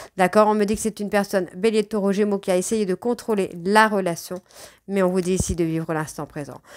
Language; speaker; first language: French; native; French